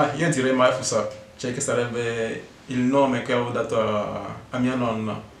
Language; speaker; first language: Italian; non-native, fluent; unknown